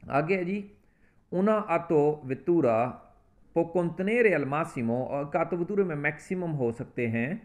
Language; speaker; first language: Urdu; non-native, local second language; Punjabi